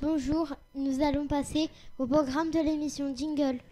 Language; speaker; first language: French; native; French